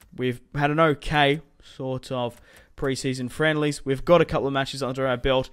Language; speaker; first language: English; native; English